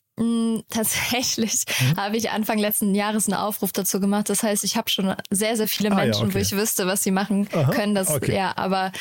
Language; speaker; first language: German; native; German